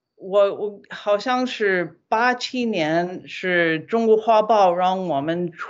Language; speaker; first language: Chinese; non-native, fluent; English